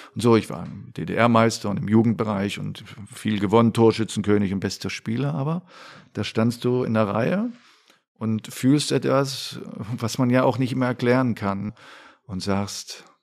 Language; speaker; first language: German; native; German